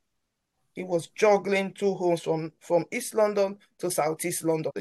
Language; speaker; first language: English; non-native, local second language; Krio